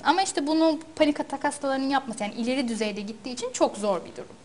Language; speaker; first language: Turkish; native; Turkish